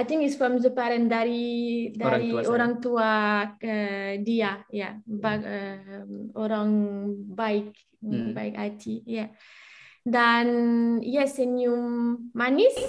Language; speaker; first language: Indonesian; non-native, learner; French